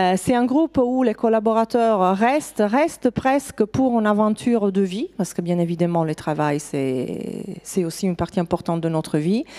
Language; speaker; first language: French; non-native, fluent; Italian